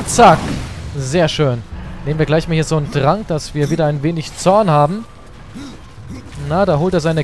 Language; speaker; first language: German; native; German